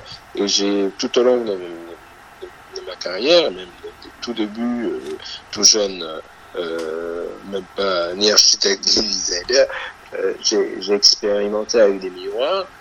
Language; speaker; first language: French; non-native, fluent; Spanish